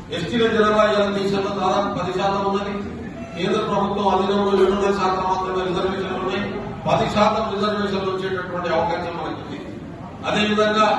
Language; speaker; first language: Telugu; non-native, local second language; Lambadi